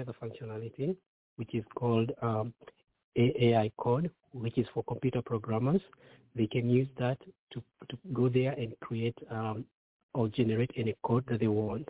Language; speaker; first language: English; non-native, local second language; Kikuyu